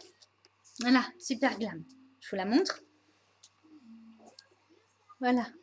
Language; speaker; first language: French; native; French